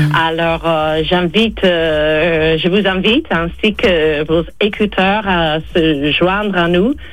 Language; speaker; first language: French; non-native, fluent; English